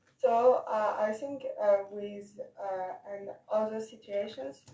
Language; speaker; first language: English; non-native, learner; French